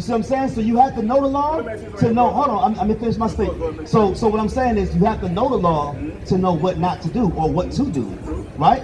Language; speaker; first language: English; native; English